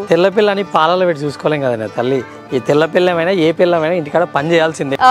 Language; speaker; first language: Telugu; native; Telugu